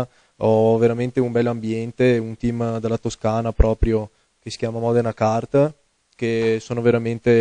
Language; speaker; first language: Italian; native; Italian